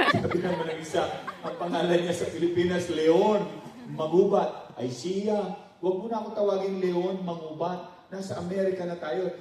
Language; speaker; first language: Filipino; non-native, local second language; Pampanga